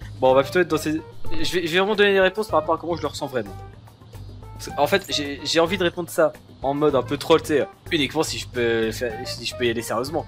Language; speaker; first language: French; native; French